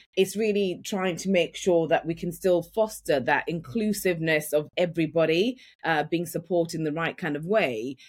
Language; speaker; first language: English; native; English